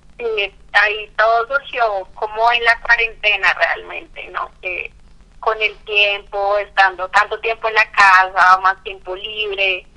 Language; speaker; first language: Spanish; non-native, fluent; French